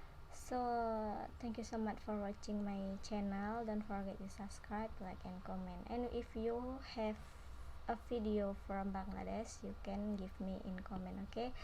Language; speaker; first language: English; non-native, learner; Indonesian